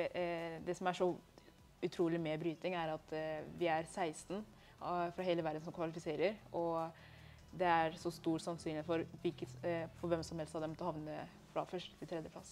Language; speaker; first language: Norwegian; early bilingual, other home language; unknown